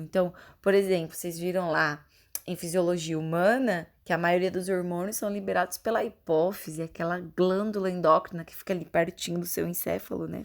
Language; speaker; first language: Portuguese; native; Portuguese